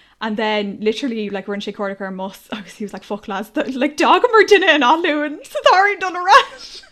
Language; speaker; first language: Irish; non-native, local second language; English